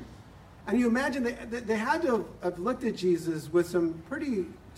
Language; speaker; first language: English; native; English